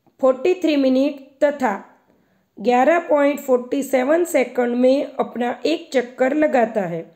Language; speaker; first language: Hindi; non-native, local second language; Gujarati